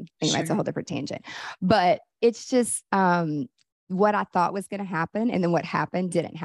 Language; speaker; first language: English; native; English